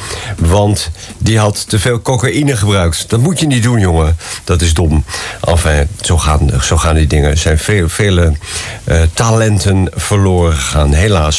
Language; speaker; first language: Dutch; native; Dutch